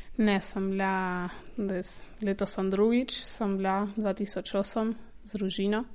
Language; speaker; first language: Slovenian; early bilingual, heritage; Slovenian